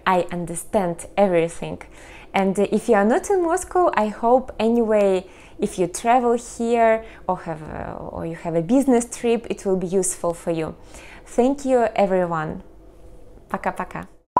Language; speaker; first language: English; non-native, fluent; Russian